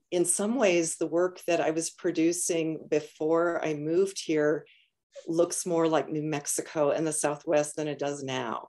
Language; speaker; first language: English; native; English